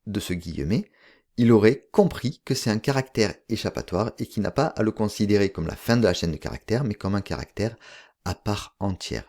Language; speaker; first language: French; native; French